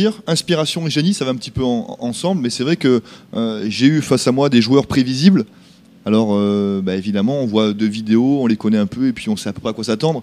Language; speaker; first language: French; native; French